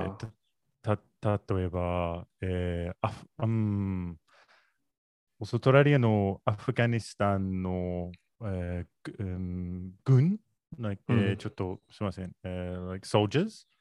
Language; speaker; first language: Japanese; non-native, learner; English